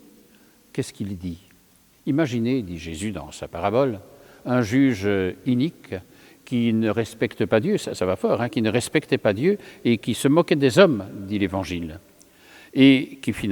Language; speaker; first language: French; native; French